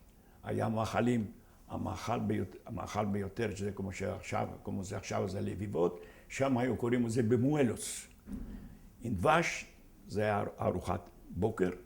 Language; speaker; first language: Hebrew; non-native, fluent; Ladino